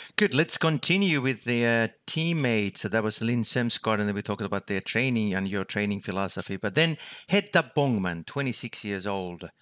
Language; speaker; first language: English; non-native, fluent; Finnish